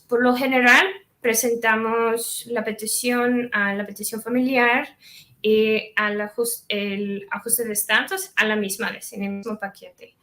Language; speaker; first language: Spanish; non-native, fluent; English